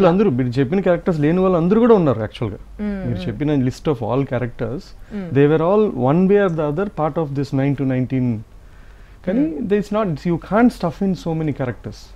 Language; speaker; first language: Telugu; native; Telugu